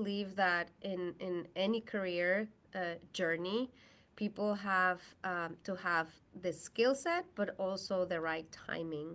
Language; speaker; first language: English; non-native, fluent; Spanish